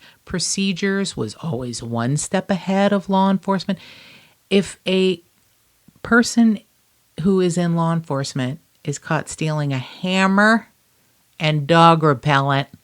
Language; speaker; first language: English; native; English